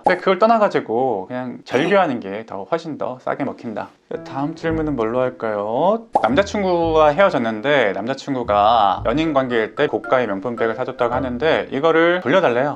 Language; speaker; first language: Korean; native; Korean